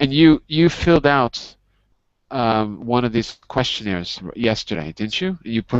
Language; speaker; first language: English; native; English